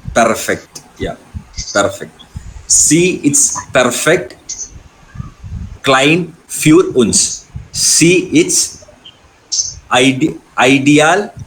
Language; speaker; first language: German; non-native, learner; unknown